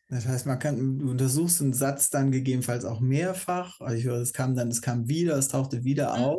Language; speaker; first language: German; native; German